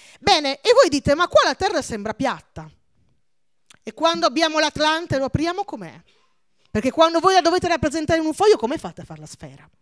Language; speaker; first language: Italian; early bilingual, other home language; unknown